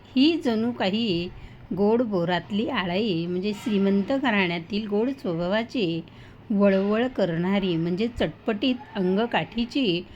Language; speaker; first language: Marathi; non-native, local second language; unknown